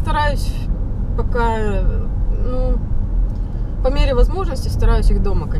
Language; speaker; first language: Russian; native; Russian